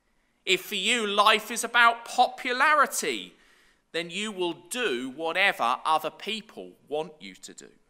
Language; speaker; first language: English; native; English